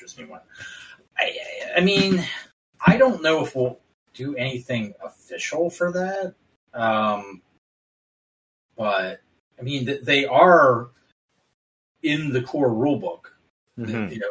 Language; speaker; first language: English; native; English